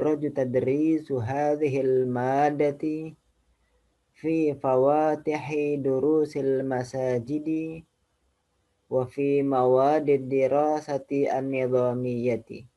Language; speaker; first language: Arabic; non-native, fluent; Indonesian